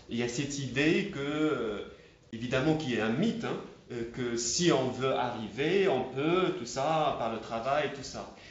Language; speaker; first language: French; non-native, local second language; Arabic